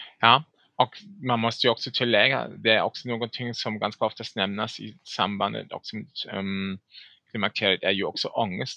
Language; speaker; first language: Swedish; non-native, fluent; German